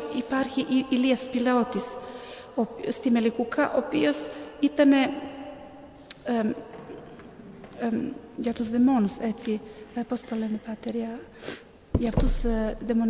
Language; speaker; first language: Greek; non-native, fluent; Serbian